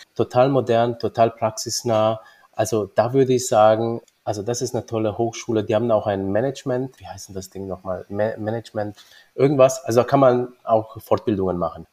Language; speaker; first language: German; early bilingual, other home language; Romanian